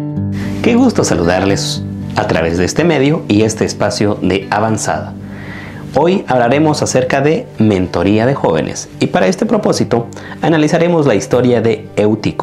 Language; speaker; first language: Spanish; native; Spanish